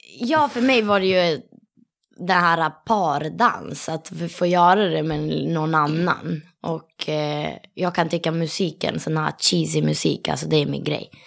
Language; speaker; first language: Swedish; non-native, fluent; Italian